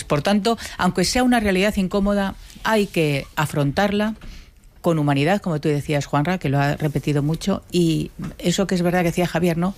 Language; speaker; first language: Spanish; native; Spanish